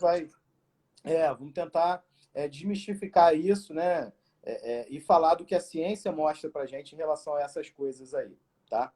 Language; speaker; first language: Portuguese; native; Portuguese